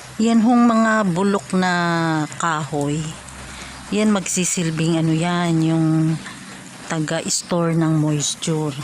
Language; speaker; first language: Filipino; native; Filipino